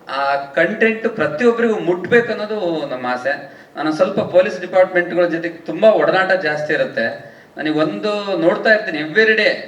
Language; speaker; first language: Kannada; native; Kannada